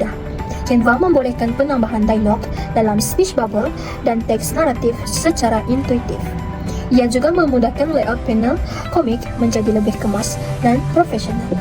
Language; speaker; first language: Malay; native; Malay